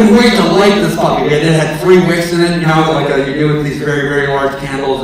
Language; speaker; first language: English; native; English